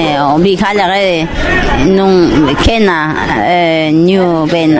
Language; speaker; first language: Danish; non-native, learner; Spanish